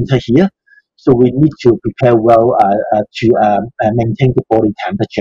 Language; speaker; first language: English; non-native, local second language; Cantonese